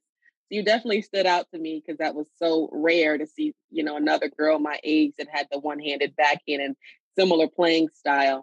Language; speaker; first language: English; native; English